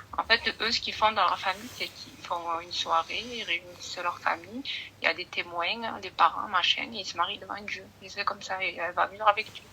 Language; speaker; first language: French; early bilingual, other home language; Arabic